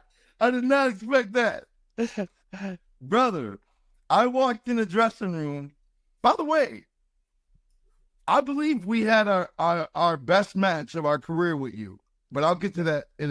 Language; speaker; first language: English; native; English